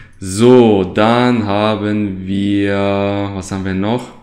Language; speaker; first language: German; native; German